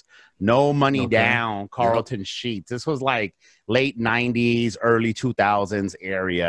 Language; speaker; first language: English; early bilingual, other home language; Spanish